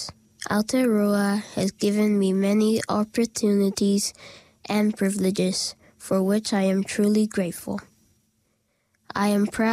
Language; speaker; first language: English; native; English